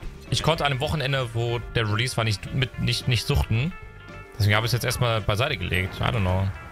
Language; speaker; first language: German; native; German